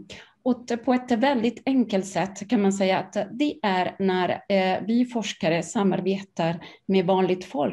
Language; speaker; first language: Swedish; non-native, fluent; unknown